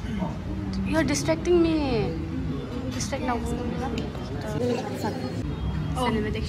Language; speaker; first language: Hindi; non-native, local second language; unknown